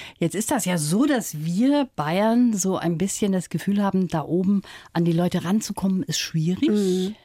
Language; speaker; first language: German; native; German